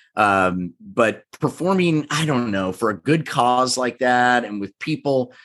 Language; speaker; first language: English; native; English